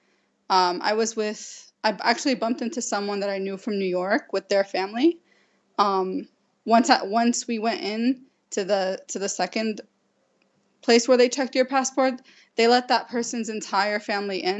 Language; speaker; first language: English; native; English